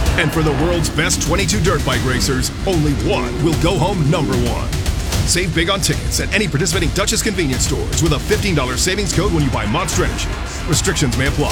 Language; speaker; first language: English; native; English